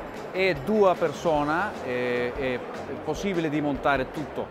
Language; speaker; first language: Italian; non-native, learner; Spanish